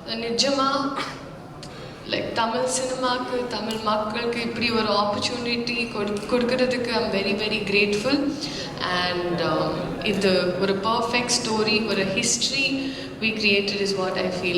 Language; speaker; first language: Tamil; non-native, fluent; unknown